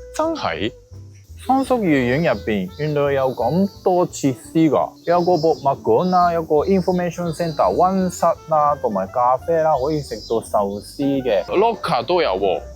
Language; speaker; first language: Cantonese; non-native, fluent; Japanese